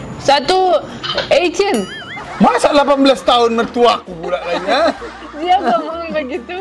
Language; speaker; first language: Indonesian; native; Indonesian